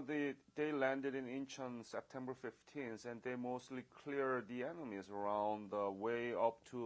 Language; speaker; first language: English; non-native, fluent; Korean